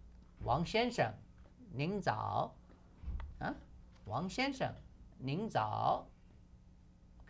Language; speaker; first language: Chinese; non-native, fluent; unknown